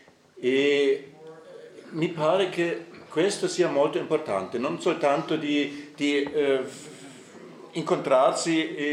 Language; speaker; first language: Italian; non-native, fluent; German